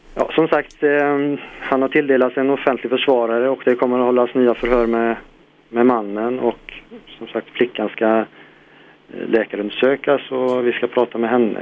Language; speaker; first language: Swedish; native; Swedish